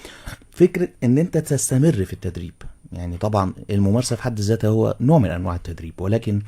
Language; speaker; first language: Arabic; native; Arabic